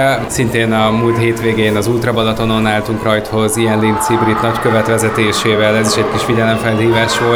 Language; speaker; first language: Hungarian; native; Hungarian